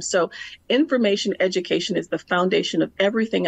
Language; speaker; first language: English; native; English